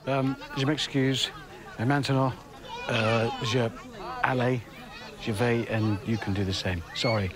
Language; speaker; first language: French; non-native, learner; English